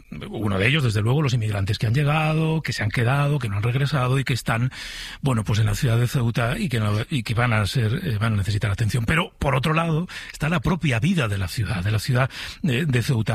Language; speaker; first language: Spanish; native; Spanish